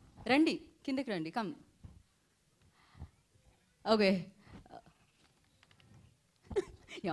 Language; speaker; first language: Telugu; native; Telugu